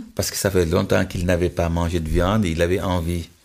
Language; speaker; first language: French; non-native, local second language; Wolof